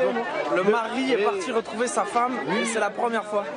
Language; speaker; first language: French; native; French